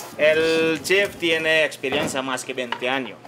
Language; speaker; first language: Spanish; non-native, learner; Gujarati